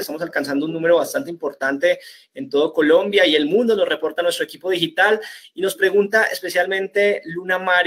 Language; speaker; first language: Spanish; native; Spanish